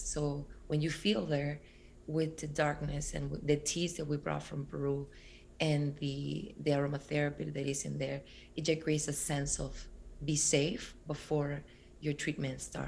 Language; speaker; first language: English; non-native, fluent; Spanish